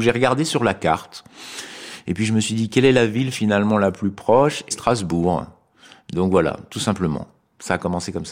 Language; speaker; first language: French; native; French